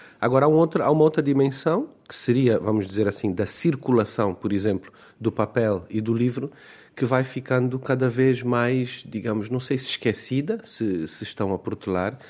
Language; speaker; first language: Portuguese; native; Portuguese